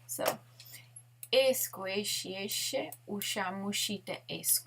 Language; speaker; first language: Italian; non-native, fluent; English